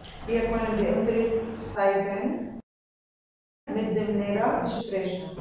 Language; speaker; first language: German; non-native, learner; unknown